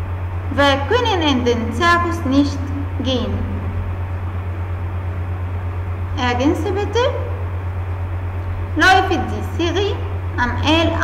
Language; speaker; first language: German; non-native, fluent; Arabic